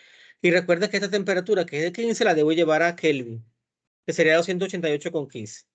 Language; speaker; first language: Spanish; native; Spanish